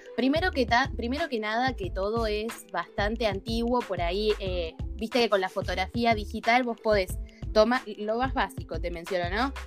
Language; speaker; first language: Spanish; native; Spanish